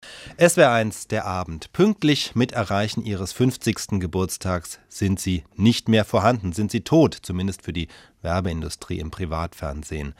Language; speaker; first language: German; native; German